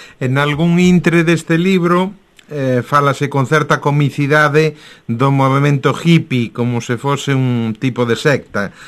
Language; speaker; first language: Galician; native; Galician